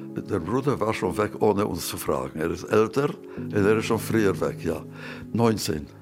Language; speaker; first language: German; non-native, fluent; Yiddish